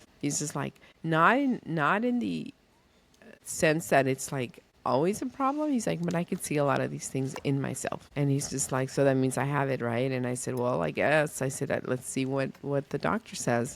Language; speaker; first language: English; early bilingual, other home language; Spanish